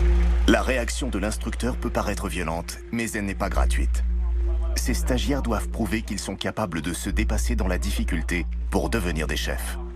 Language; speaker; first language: French; native; French